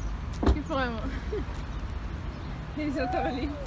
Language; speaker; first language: Portuguese; native; Portuguese